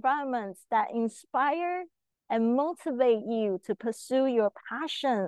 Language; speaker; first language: English; non-native, fluent; Chinese